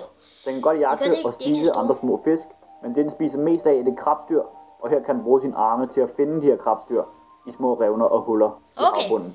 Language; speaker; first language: Danish; native; Danish